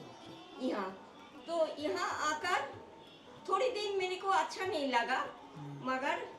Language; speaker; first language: Hindi; non-native, local second language; Bangla